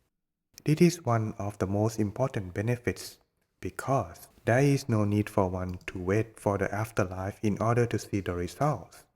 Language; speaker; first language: English; non-native, fluent; Thai